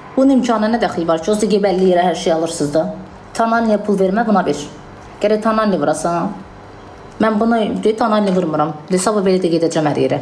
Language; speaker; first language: Azerbaijani; native; Azerbaijani